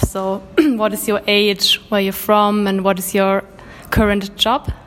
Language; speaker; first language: English; non-native, fluent; German